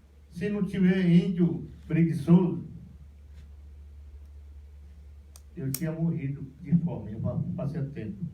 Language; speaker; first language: Portuguese; non-native, local second language; Yanomámi